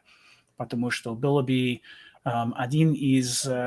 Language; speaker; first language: Russian; non-native, learner; English